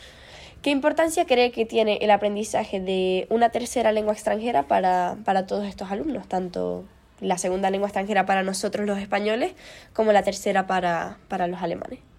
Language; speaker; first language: Spanish; native; Spanish